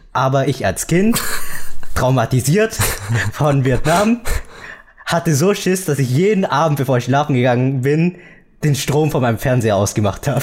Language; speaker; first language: German; early bilingual, other home language; Vietnamese